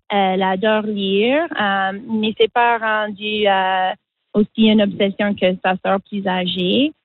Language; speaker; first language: French; non-native, local second language; English